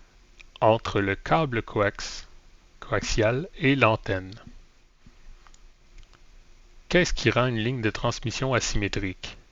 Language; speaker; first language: French; native; French